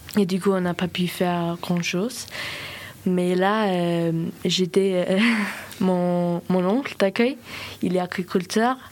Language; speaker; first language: French; non-native, fluent; Faroese